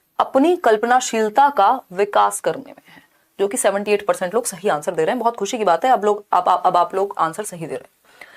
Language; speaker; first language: Hindi; native; Hindi